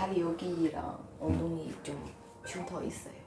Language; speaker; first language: Korean; non-native, learner; Chinese